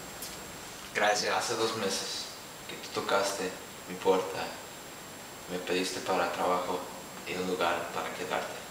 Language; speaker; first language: Spanish; non-native, learner; English